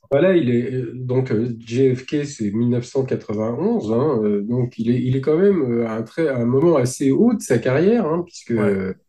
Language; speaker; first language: French; native; French